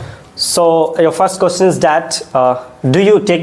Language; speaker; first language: English; non-native, local second language; Hindi